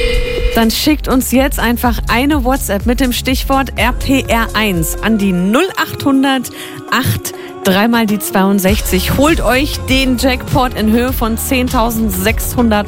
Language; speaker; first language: German; native; German